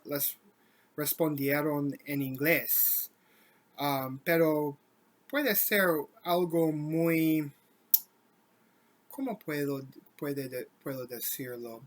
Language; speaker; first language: Spanish; non-native, learner; English